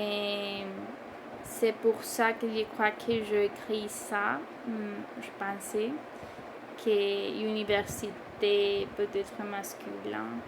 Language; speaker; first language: French; non-native, learner; Spanish